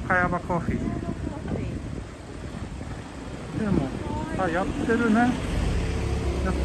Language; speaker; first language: Japanese; non-native, fluent; Swedish